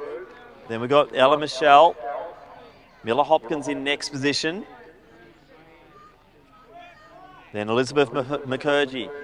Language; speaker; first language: English; native; English